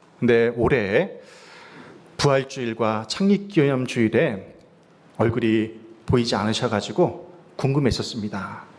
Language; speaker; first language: Korean; native; Korean